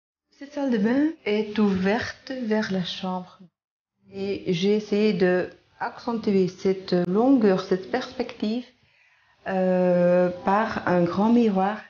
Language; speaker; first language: French; non-native, local second language; Dutch